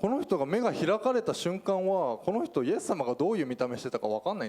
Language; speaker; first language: Japanese; native; Japanese